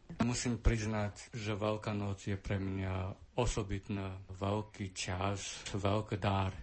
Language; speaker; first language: Slovak; non-native, learner; Chinese